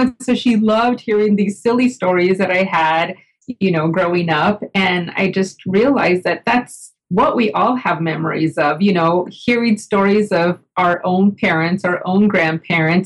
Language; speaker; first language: English; native; English